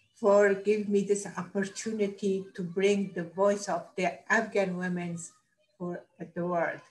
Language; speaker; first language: English; non-native, learner; Persian